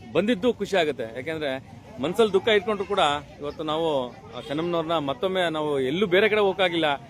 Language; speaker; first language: Kannada; native; Kannada